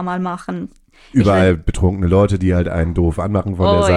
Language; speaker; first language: German; native; German